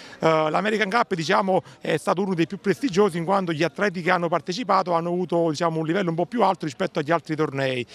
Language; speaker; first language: Italian; native; Italian